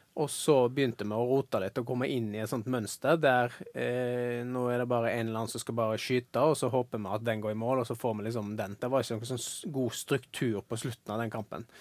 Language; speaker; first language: Norwegian; native; Norwegian